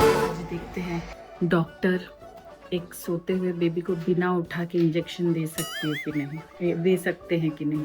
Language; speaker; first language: Hindi; non-native, local second language; Bangla